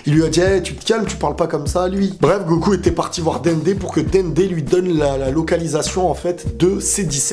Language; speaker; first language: French; native; French